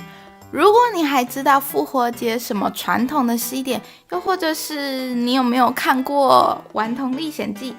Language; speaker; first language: Chinese; native; Chinese